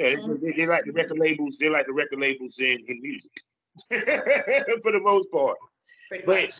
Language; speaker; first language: English; native; English